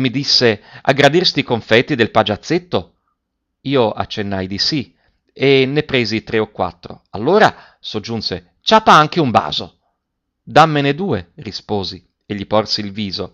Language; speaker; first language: Italian; native; Italian